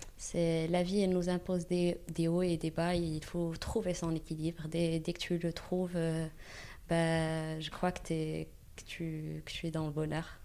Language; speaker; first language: French; non-native, local second language; Arabic